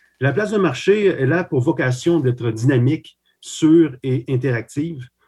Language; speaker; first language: French; early bilingual, other home language; Slovak